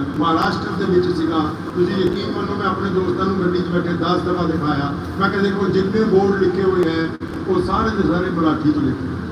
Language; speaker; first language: Punjabi; non-native, local second language; Urdu